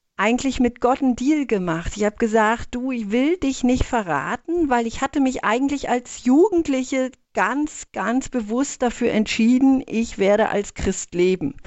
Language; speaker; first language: German; native; German